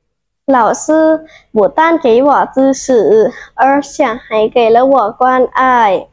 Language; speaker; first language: Chinese; non-native, learner; Thai